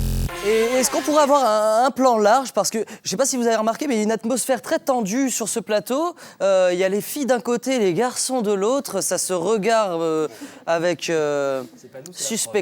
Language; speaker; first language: French; native; French